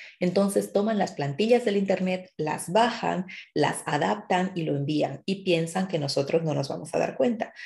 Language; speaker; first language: Spanish; native; Spanish